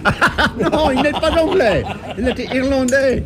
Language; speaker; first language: French; non-native, fluent; English